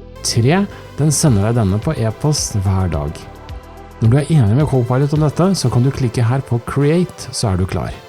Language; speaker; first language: Norwegian; native; Norwegian